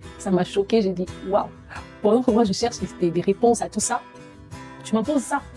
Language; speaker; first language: French; non-native, local second language; Lingala